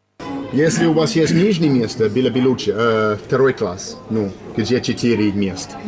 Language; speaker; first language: Russian; non-native, learner; English